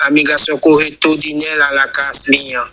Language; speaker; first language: Spanish; non-native, learner; Haitian Creole